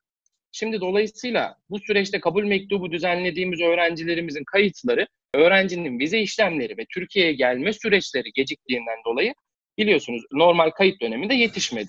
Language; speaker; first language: Turkish; native; Turkish